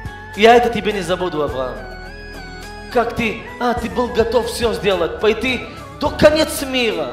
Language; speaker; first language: Russian; early bilingual, heritage; Hebrew